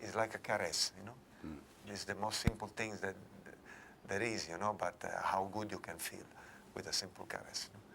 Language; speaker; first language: English; non-native, fluent; Italian